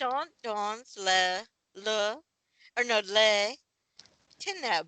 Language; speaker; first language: French; non-native, learner; English